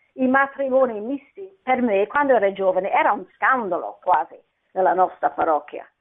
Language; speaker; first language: Italian; non-native, fluent; English